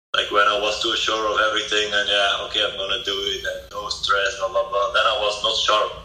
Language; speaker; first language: English; non-native, fluent; Dutch